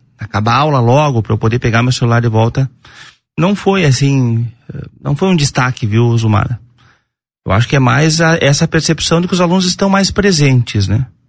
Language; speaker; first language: Portuguese; native; Portuguese